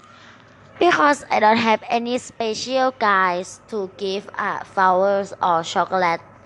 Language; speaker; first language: English; non-native, learner; Thai